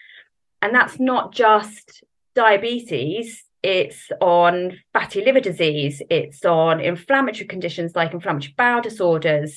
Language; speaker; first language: English; native; English